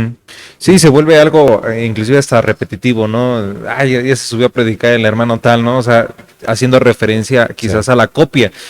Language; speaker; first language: Spanish; native; Spanish